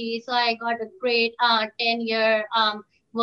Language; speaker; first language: English; non-native, local second language; Hindi